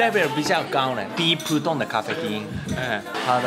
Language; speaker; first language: Chinese; non-native, learner; Japanese